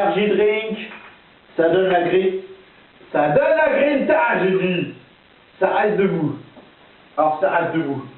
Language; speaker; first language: French; native; French